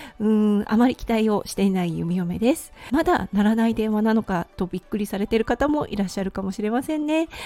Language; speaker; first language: Japanese; native; Japanese